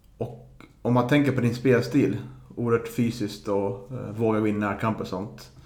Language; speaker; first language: Swedish; native; Swedish